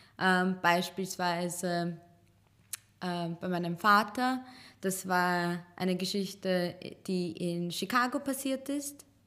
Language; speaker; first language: German; early bilingual, other home language; Serbian